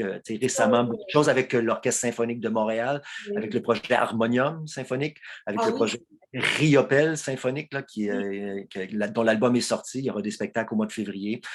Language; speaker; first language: French; native; French